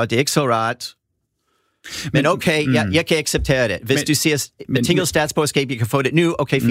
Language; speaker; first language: Danish; non-native, fluent; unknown